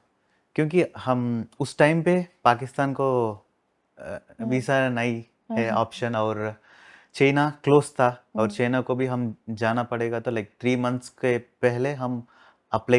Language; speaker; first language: Hindi; non-native, local second language; Telugu